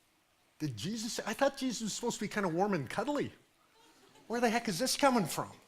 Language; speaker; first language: English; native; English